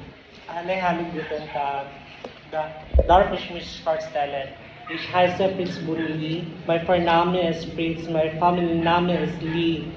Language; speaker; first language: German; non-native, learner; Cebuano